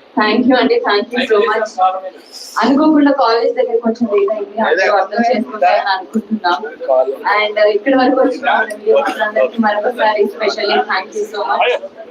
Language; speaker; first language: Telugu; non-native, fluent; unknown